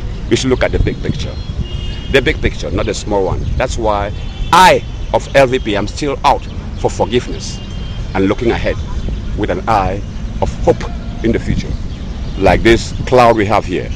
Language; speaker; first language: English; native; English